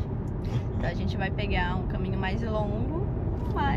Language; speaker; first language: Portuguese; native; Portuguese